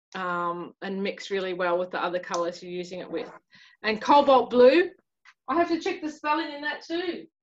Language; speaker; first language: English; native; English